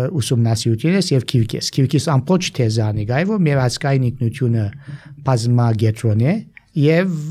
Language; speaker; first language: Armenian; early bilingual, heritage; Armenian